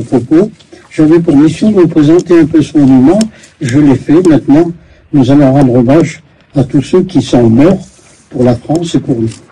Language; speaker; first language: French; native; French